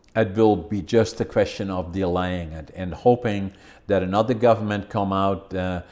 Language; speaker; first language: English; non-native, fluent; Dutch